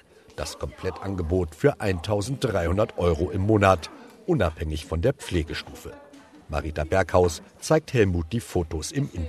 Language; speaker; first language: German; native; German